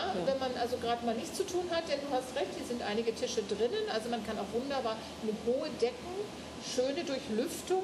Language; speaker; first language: German; native; German